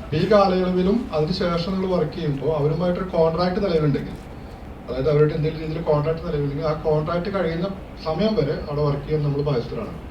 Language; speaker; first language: Malayalam; native; Malayalam